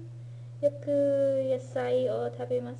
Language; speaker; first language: Japanese; non-native, learner; English